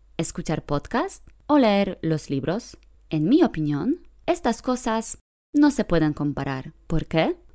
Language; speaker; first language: Spanish; non-native, fluent; Polish